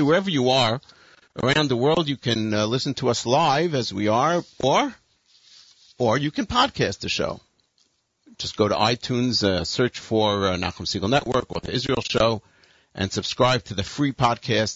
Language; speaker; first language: English; native; English